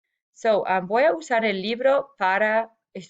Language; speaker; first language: Spanish; non-native, fluent; English